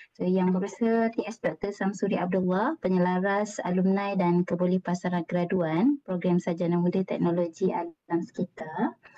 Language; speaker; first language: Malay; native; Malay